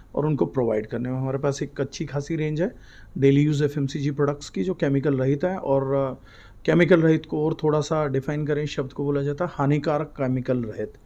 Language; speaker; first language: Hindi; native; Hindi